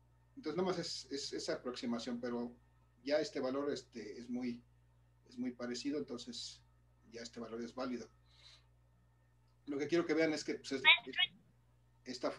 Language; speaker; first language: Spanish; native; Spanish